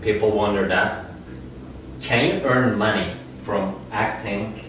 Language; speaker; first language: English; non-native, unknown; Turkish